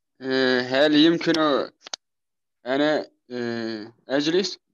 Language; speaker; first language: Arabic; non-native, learner; Turkish